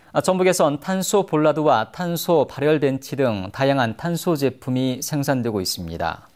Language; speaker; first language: Korean; native; Korean